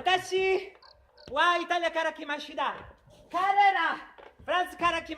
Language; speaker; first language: Japanese; non-native, learner; Italian